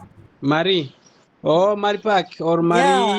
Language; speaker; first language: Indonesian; non-native, learner; Nyanja